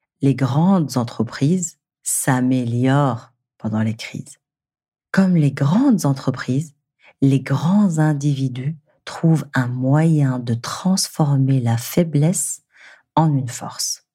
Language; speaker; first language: French; native; French